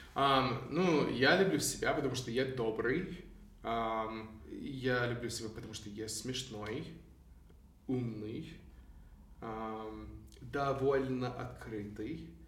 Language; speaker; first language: Russian; non-native, fluent; English